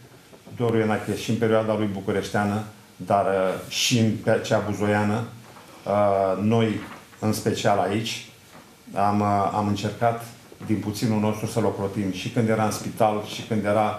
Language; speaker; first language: Romanian; native; Romanian